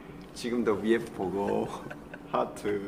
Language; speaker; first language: Korean; non-native, learner; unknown